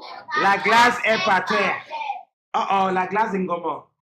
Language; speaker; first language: French; non-native, fluent; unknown